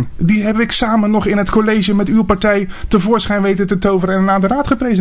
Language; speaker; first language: Dutch; native; Dutch